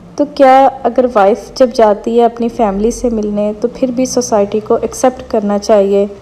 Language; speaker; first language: Urdu; native; Urdu